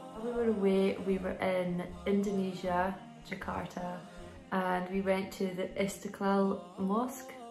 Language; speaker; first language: English; native; English